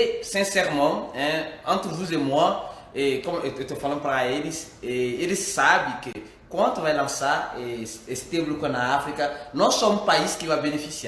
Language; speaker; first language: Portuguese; non-native, fluent; French